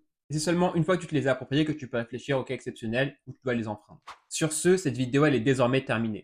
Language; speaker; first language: French; native; French